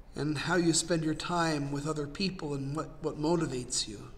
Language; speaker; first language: English; native; English